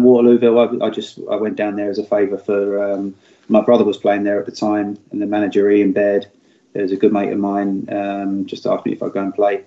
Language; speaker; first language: English; native; English